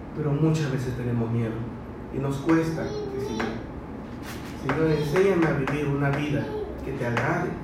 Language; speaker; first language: Spanish; early bilingual, other home language; Chinese